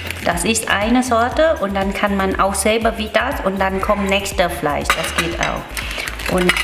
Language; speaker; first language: German; non-native, learner; Vietnamese